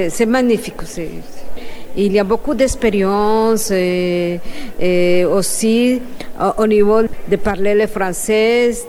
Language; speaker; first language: French; non-native, fluent; Spanish